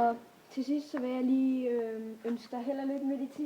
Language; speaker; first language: Danish; native; Danish